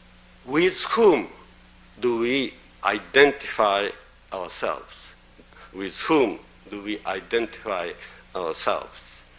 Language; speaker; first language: English; non-native, fluent; Japanese